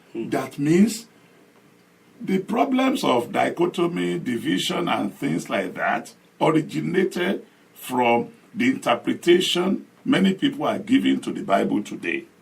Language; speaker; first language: English; non-native, local second language; Yoruba